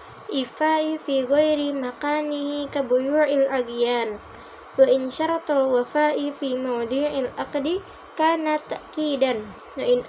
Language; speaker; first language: Arabic; non-native, learner; Indonesian